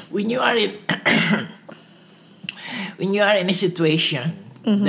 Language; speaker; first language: English; non-native, local second language; Cebuano